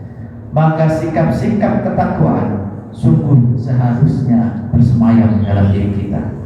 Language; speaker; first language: Indonesian; native; Indonesian